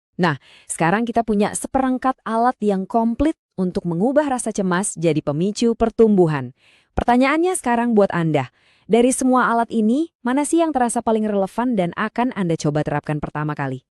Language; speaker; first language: Indonesian; native; Indonesian